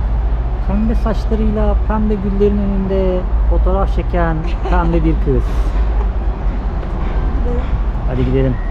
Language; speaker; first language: Turkish; native; Turkish